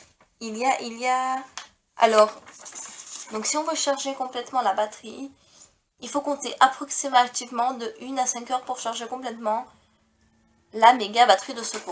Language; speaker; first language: French; native; French